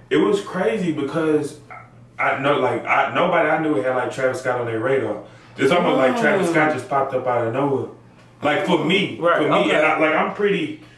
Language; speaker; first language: English; native; English